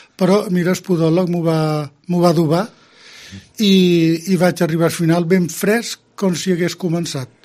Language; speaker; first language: Catalan; native; Catalan